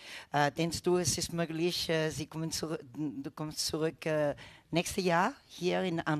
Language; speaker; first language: German; non-native, learner; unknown